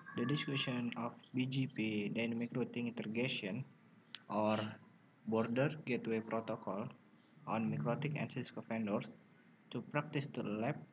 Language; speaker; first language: English; non-native, learner; Indonesian